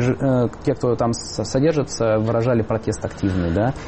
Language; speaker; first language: Russian; native; Russian